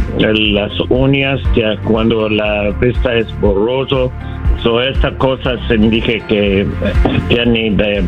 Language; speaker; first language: Spanish; non-native, learner; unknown